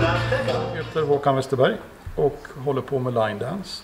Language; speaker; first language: Swedish; native; Swedish